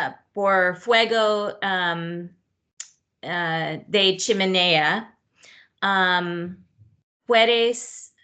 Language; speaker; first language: Spanish; non-native, learner; English